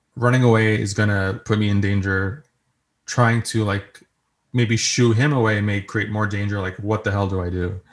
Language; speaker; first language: English; native; English